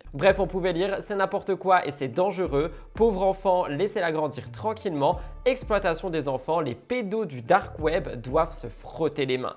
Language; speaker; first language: French; native; French